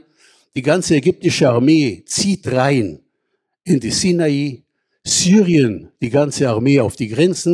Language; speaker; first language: German; non-native, fluent; Hebrew